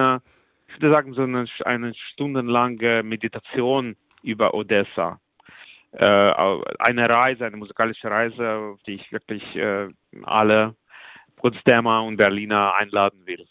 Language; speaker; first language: German; non-native, fluent; Russian